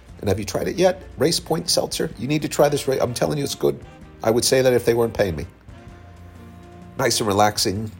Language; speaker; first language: English; native; English